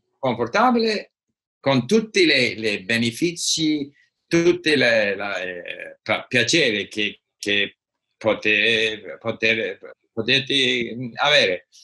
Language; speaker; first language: Italian; non-native, learner; English